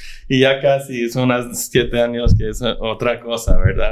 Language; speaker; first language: Spanish; early bilingual, heritage; Spanish